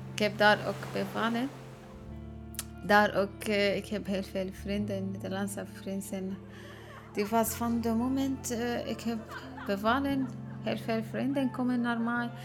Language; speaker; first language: Dutch; non-native, learner; Arabic